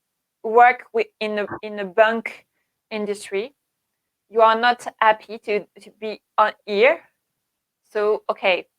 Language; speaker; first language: English; non-native, learner; French